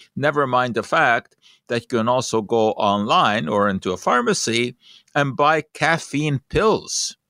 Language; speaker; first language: English; non-native, fluent; Hungarian